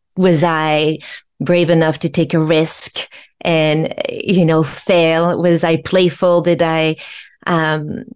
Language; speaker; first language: English; non-native, fluent; French